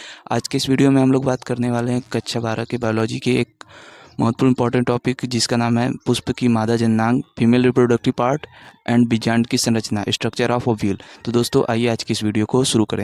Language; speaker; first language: Hindi; native; Hindi